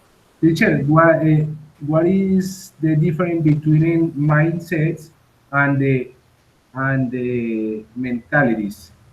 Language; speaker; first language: English; non-native, learner; Spanish